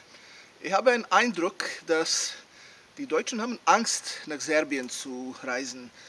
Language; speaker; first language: German; non-native, fluent; Serbian